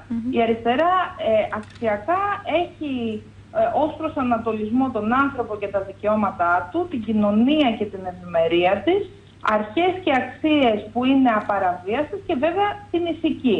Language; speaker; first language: Greek; native; Greek